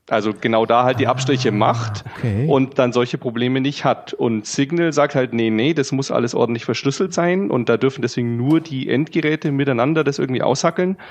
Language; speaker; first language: German; native; German